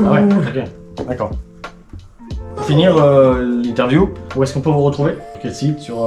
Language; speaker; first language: French; native; French